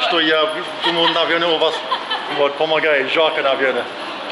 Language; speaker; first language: Russian; non-native, learner; English